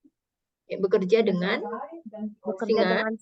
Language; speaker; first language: Indonesian; native; Indonesian